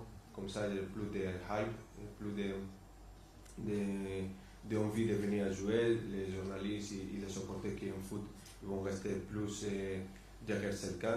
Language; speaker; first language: French; non-native, fluent; Spanish